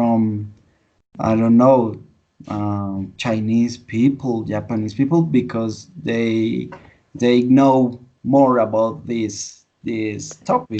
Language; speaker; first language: English; non-native, learner; Spanish